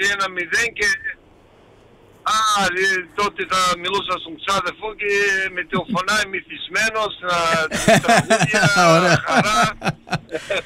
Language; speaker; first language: Greek; early bilingual, heritage; Greek